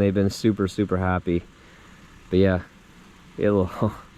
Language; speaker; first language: English; native; English